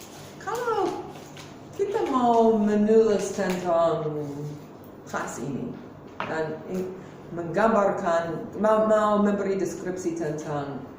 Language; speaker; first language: Indonesian; non-native, fluent; English